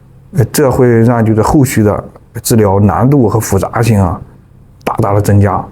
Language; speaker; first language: Chinese; native; Chinese